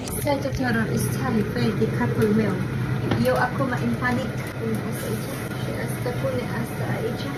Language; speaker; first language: Romanian; non-native, learner; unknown